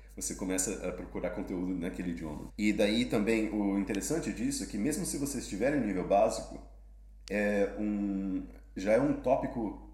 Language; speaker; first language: Portuguese; native; Portuguese